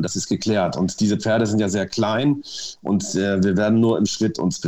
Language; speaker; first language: German; native; German